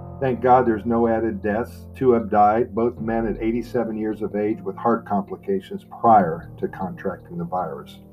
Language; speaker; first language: English; native; English